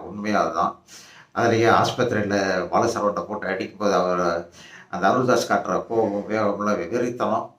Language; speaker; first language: Tamil; native; Tamil